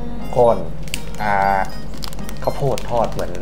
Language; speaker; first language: Japanese; non-native, learner; Thai